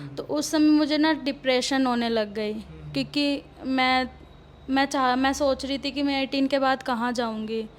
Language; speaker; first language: Hindi; early bilingual, other home language; Odia